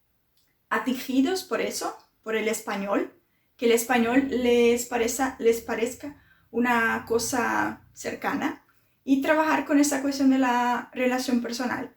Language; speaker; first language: Spanish; non-native, fluent; Portuguese